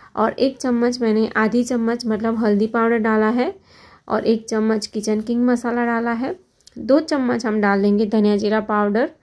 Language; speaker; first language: Hindi; non-native, local second language; Gujarati